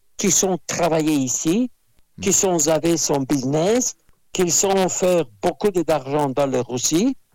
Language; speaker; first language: French; non-native, fluent; Russian